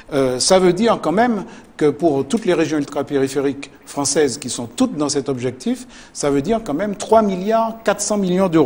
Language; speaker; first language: French; native; French